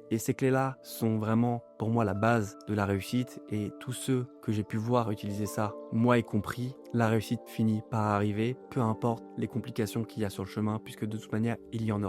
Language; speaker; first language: French; native; French